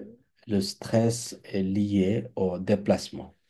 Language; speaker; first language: French; non-native, fluent; Bangla